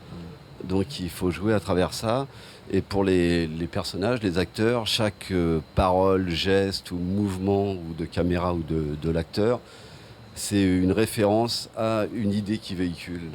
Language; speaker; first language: French; native; French